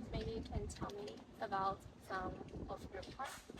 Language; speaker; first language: English; non-native, fluent; Chinese